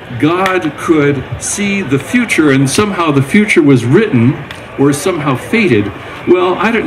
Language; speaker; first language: English; native; English